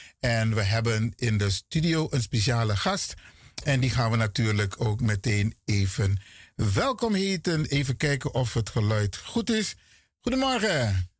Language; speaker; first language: Dutch; native; Dutch